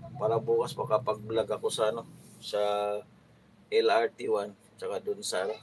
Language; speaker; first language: Filipino; non-native, local second language; Cebuano